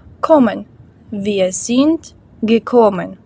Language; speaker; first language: German; non-native, fluent; Ukrainian